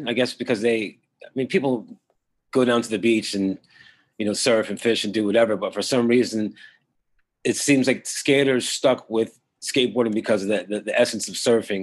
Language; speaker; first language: English; native; English